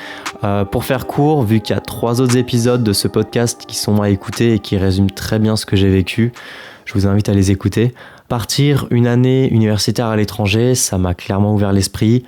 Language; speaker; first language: French; native; French